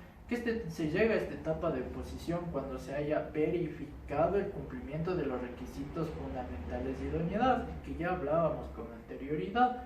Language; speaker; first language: Spanish; native; Spanish